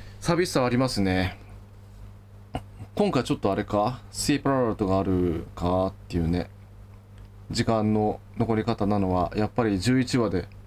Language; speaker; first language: Japanese; native; Japanese